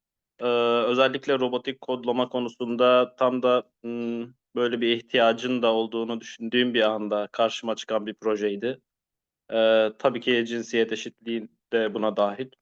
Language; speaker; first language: Turkish; native; Turkish